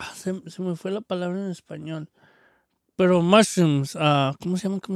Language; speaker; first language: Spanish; early bilingual, heritage; Spanish